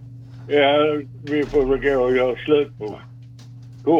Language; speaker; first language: Swedish; native; Swedish